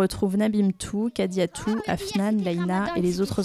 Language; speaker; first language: French; native; French